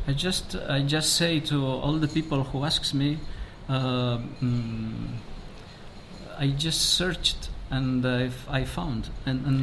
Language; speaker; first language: English; non-native, learner; Spanish